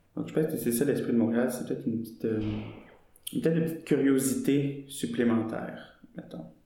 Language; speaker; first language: French; native; French